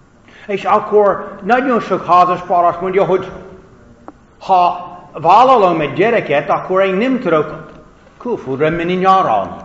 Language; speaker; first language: Hungarian; non-native, fluent; English